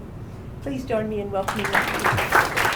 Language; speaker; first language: English; native; English